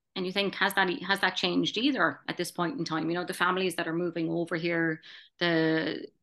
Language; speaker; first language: English; native; English